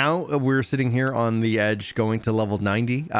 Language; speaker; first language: English; native; English